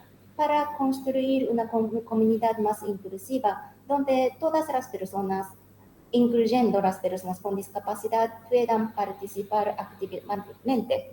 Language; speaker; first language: Spanish; non-native, learner; Japanese